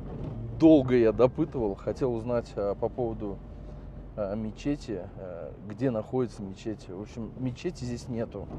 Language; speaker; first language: Russian; native; Russian